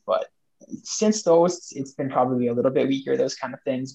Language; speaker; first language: English; native; English